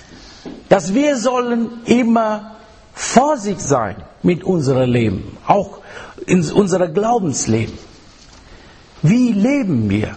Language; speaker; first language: German; non-native, fluent; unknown